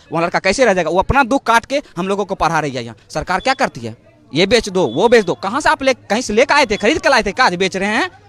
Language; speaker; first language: Hindi; native; Hindi